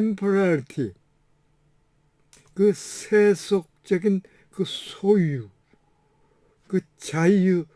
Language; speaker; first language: Korean; native; Korean